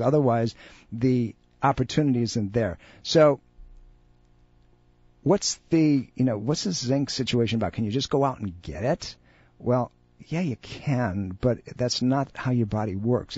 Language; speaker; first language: English; native; English